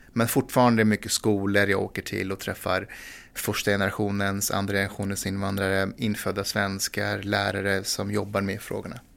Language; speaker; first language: Swedish; early bilingual, other home language; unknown